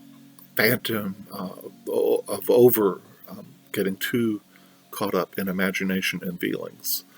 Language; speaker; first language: English; native; English